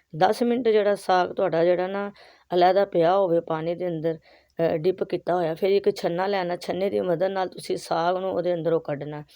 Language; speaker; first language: Punjabi; non-native, local second language; Urdu